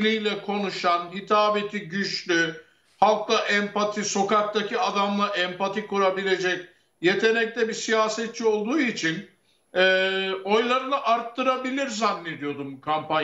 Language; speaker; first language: Turkish; native; Turkish